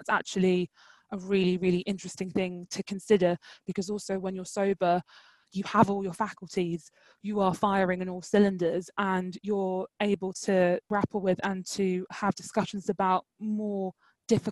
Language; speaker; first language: English; native; English